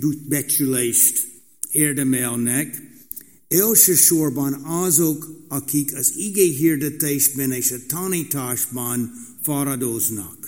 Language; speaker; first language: Hungarian; non-native, fluent; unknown